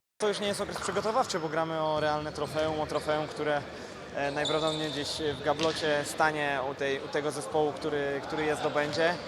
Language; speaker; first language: Polish; native; Polish